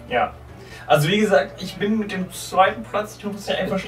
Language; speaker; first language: German; native; German